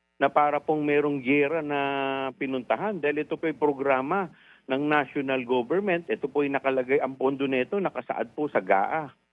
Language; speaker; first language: Filipino; native; Filipino